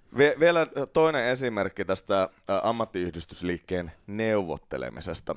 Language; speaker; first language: Finnish; native; Finnish